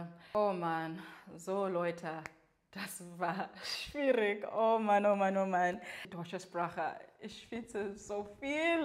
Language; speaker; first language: German; non-native, learner; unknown